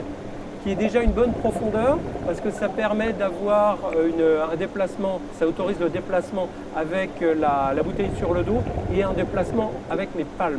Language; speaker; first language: French; native; French